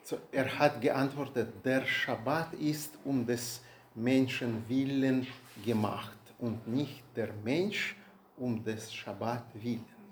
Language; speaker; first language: German; non-native, learner; Russian